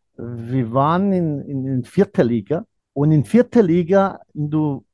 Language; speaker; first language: German; non-native, fluent; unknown